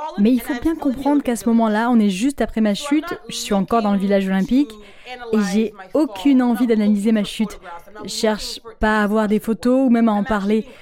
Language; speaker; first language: French; non-native, local second language; English